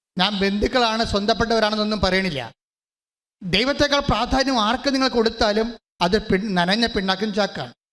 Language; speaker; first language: Malayalam; native; Malayalam